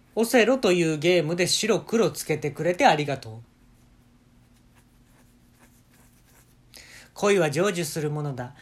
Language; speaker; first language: Japanese; native; Japanese